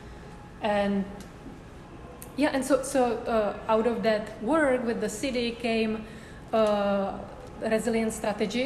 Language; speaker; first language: English; non-native, fluent; Czech